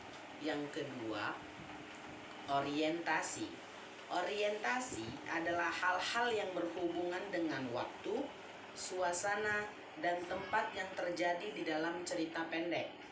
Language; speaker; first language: Indonesian; native; Indonesian